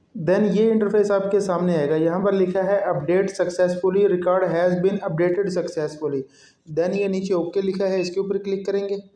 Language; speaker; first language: Urdu; non-native, local second language; Punjabi